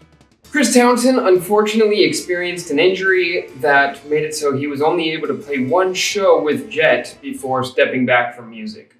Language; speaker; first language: English; native; English